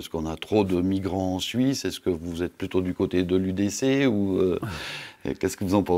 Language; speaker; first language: French; native; French